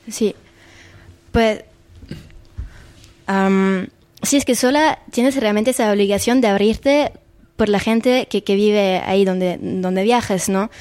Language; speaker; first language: Spanish; non-native, fluent; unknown